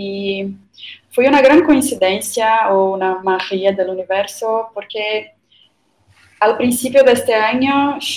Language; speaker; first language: Spanish; non-native, fluent; Portuguese